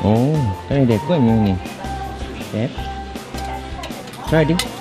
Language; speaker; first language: Vietnamese; non-native, learner; Korean